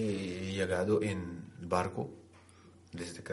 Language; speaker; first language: Spanish; non-native, learner; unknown